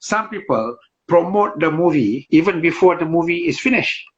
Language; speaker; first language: English; non-native, local second language; Malay